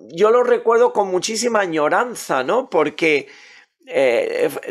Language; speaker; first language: Spanish; native; Spanish